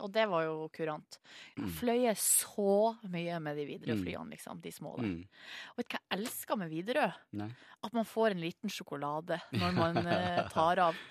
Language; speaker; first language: Norwegian; native; Norwegian